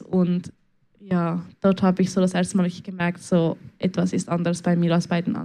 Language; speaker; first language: German; early bilingual, other home language; Spanish